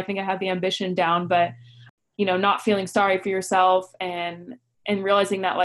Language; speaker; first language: English; native; English